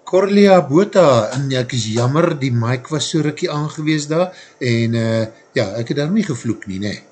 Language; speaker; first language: Afrikaans; native; Afrikaans